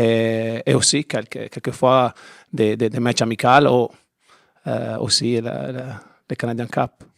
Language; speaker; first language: French; non-native, learner; Italian